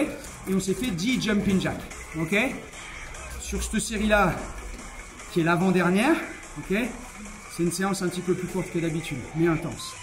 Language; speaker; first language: French; native; French